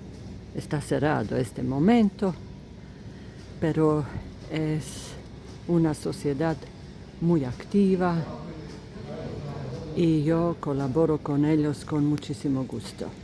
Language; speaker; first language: Spanish; non-native, fluent; Croatian